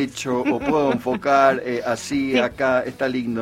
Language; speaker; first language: Spanish; native; Spanish